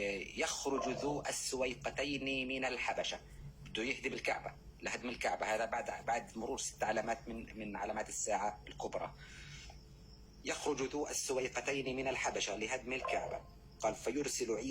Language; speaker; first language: Arabic; native; Arabic